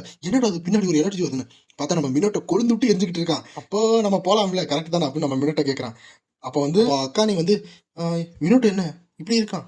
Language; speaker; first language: Tamil; native; Tamil